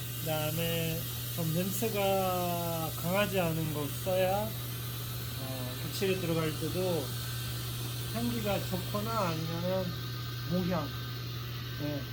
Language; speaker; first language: Korean; non-native, fluent; Russian